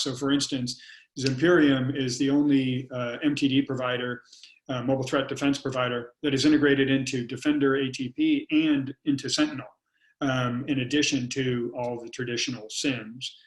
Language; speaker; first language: English; native; English